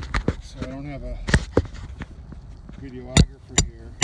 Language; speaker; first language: English; native; English